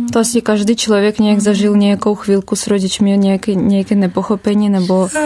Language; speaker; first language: Czech; non-native, fluent; Russian